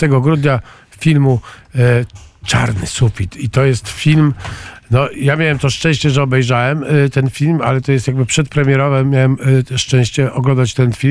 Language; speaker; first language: Polish; native; Polish